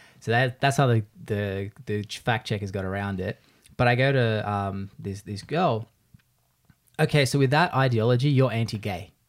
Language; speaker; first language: English; native; English